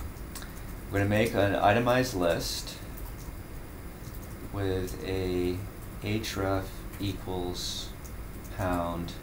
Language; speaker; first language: English; native; English